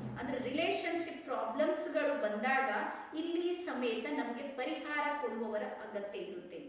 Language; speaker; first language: Kannada; native; Kannada